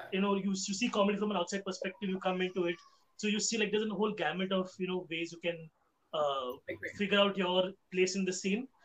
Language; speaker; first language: English; non-native, local second language; Hindi